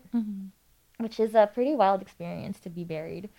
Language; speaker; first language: English; non-native, local second language; Filipino